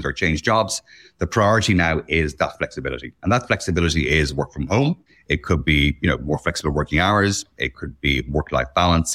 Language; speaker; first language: English; native; English